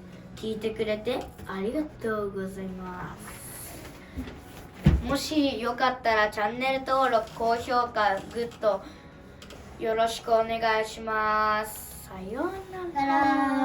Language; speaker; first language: Japanese; early bilingual, other home language; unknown